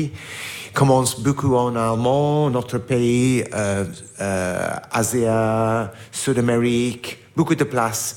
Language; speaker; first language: French; non-native, learner; English